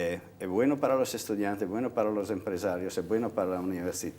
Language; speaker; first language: Spanish; non-native, fluent; Italian